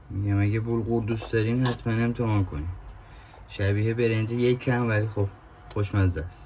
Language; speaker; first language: Persian; native; Persian